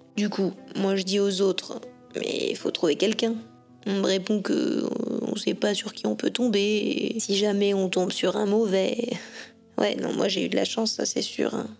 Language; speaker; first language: French; native; French